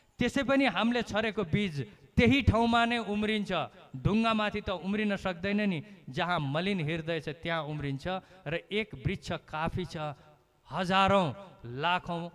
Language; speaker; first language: Nepali; native; Nepali